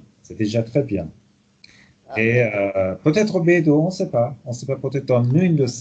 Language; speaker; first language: French; non-native, fluent; Persian